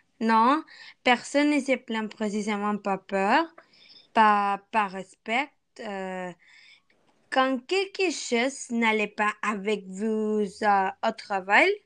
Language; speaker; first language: French; non-native, learner; Spanish